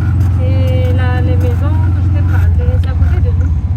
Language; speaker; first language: French; non-native, local second language; Malagasy